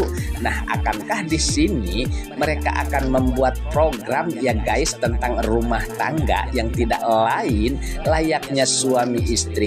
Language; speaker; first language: Indonesian; native; Indonesian